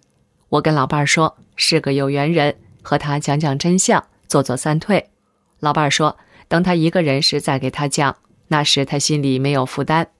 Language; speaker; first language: Chinese; native; Chinese